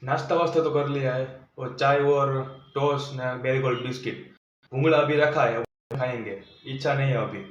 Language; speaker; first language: Hindi; non-native, local second language; Gujarati